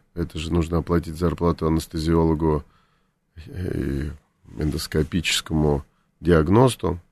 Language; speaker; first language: Russian; native; Russian